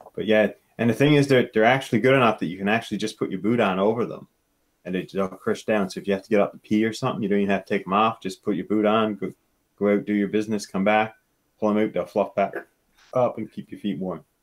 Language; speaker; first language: English; native; English